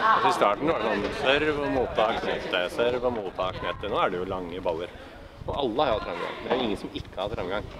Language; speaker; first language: Norwegian; native; Norwegian